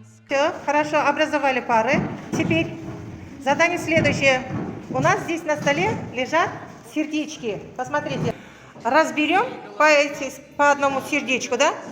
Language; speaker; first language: Russian; non-native, local second language; Kazakh